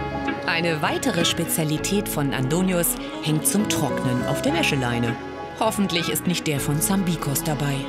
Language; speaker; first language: German; native; German